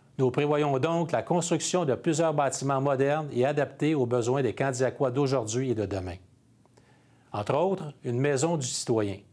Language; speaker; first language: French; native; French